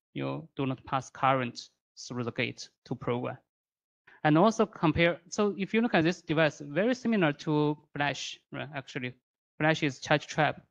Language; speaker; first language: English; non-native, fluent; Chinese